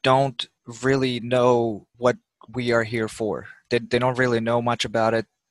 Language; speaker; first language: English; early bilingual, other home language; Russian